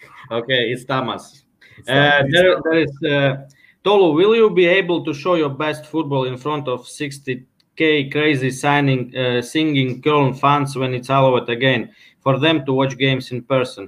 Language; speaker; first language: English; non-native, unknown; Latvian